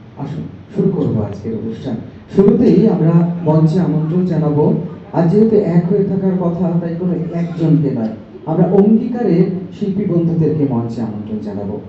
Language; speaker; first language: Bangla; native; Bangla